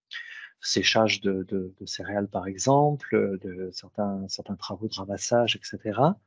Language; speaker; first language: French; native; French